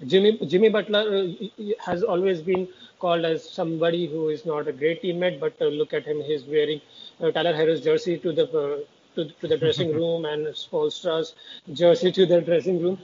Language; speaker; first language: English; non-native, local second language; Hindi